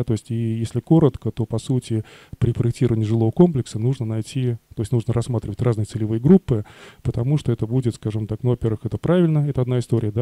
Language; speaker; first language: Russian; native; Russian